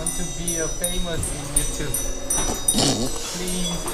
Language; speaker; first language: English; non-native, learner; Korean